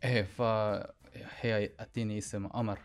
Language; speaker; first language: Arabic; non-native, learner; Korean